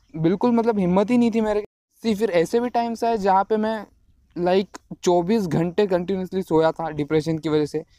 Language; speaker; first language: Hindi; non-native, local second language; Marathi